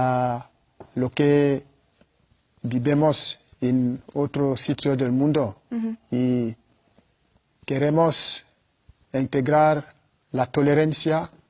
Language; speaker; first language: Spanish; non-native, fluent; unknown